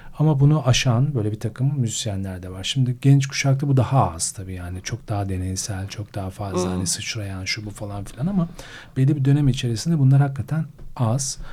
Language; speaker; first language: Turkish; native; Turkish